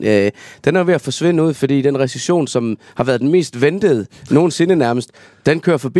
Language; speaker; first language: Danish; native; Danish